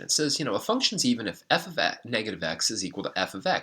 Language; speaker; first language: English; native; English